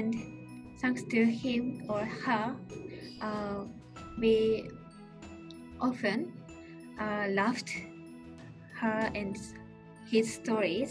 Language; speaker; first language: English; non-native, learner; Japanese